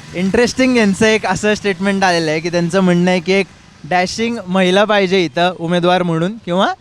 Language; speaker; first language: Marathi; native; Marathi